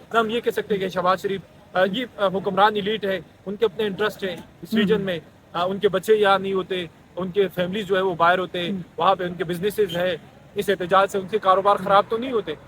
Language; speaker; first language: Urdu; non-native, local second language; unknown